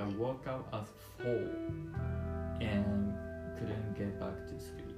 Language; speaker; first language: English; non-native, learner; Japanese